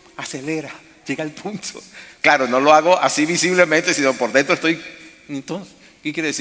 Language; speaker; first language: Spanish; native; Spanish